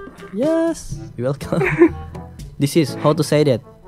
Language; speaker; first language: English; non-native, learner; Indonesian